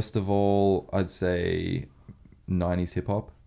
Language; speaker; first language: English; native; English